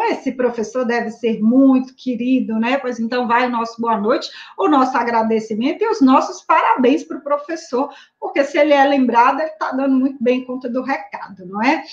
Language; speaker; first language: Portuguese; native; Portuguese